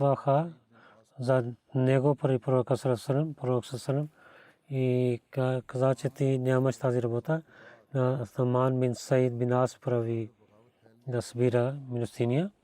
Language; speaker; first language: Bulgarian; non-native, learner; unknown